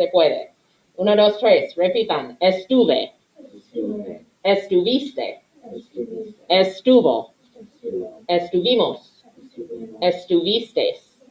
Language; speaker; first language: Spanish; non-native, fluent; English